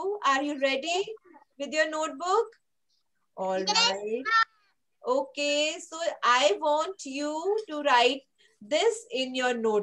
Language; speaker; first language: English; non-native, local second language; Hindi